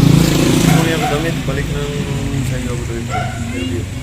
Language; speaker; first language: Filipino; non-native, learner; Punjabi